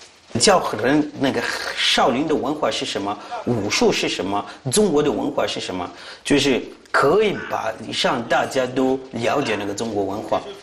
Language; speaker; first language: Chinese; non-native, fluent; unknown